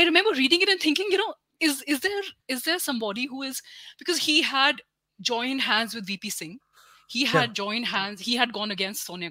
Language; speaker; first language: English; non-native, local second language; Hindi